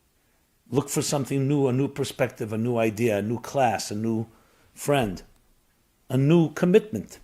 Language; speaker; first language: English; native; English